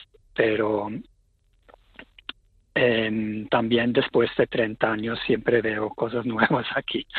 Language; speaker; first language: Spanish; non-native, fluent; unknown